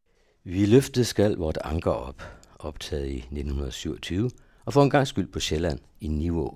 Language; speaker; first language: Danish; native; Danish